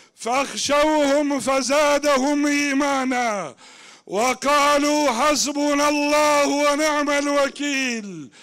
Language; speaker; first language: Arabic; non-native, fluent; Turkish